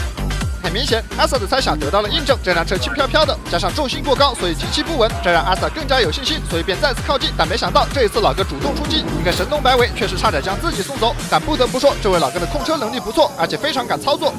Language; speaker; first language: Chinese; native; Chinese